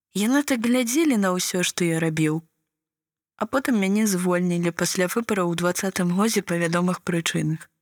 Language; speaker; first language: Belarusian; native; Belarusian